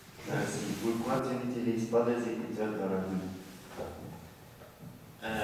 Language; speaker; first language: French; non-native, learner; Dutch